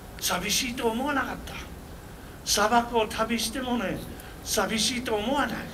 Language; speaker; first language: Japanese; non-native, fluent; English